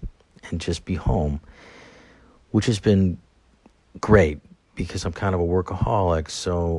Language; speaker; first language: English; native; English